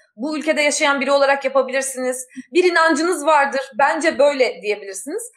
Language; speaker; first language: Turkish; native; Turkish